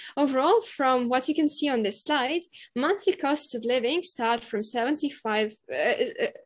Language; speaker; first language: English; non-native, fluent; Russian